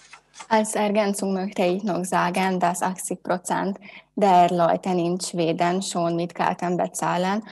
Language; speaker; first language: German; non-native, learner; Hungarian